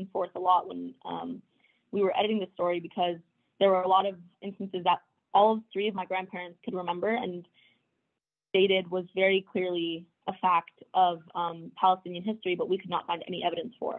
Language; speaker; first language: English; native; English